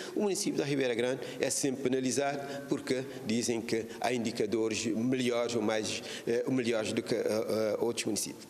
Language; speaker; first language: Portuguese; non-native, local second language; Kabuverdianu